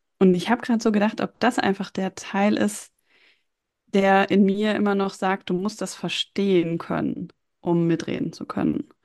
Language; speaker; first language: German; native; German